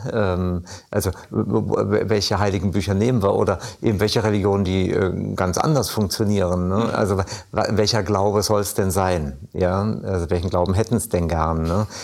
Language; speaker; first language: German; native; German